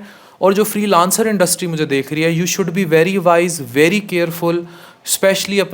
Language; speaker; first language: Urdu; native; Urdu